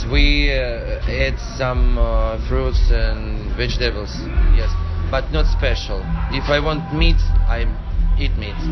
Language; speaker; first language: English; non-native, learner; Russian